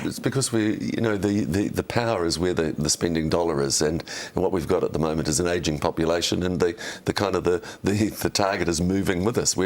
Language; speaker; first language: English; native; English